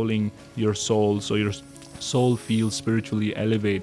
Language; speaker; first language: English; non-native, local second language; Urdu